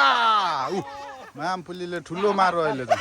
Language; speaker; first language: Korean; non-native, learner; Nepali